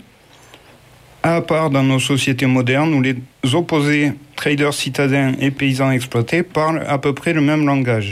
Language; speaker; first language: French; native; French